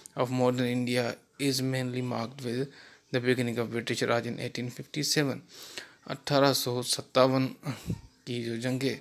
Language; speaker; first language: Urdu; non-native, local second language; Sindhi